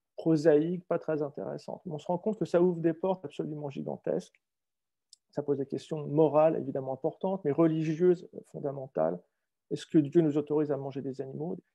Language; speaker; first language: French; native; French